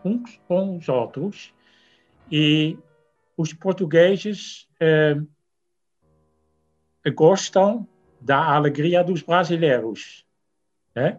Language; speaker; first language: Portuguese; non-native, fluent; Dutch